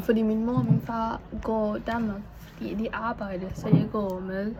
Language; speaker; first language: Danish; non-native, learner; Vietnamese